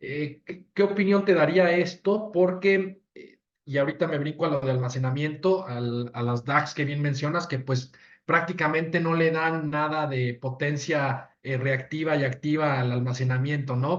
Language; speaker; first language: Spanish; native; Spanish